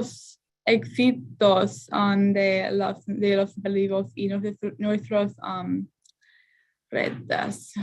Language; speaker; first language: Spanish; non-native, learner; English